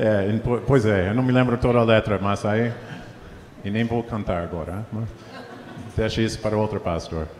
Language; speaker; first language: Portuguese; non-native, fluent; English